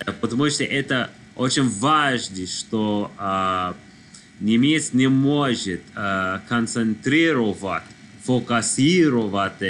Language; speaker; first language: Russian; non-native, learner; English